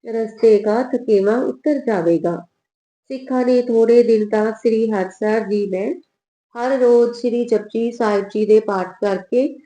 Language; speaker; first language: Hindi; non-native, local second language; Punjabi